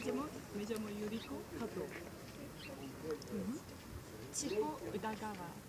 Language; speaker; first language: Spanish; non-native, learner; Japanese